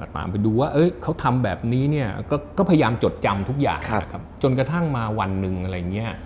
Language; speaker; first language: Thai; native; Thai